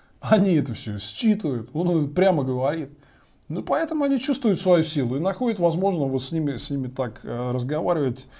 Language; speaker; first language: Russian; native; Russian